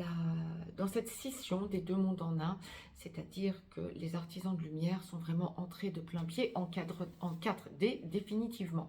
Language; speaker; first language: French; native; French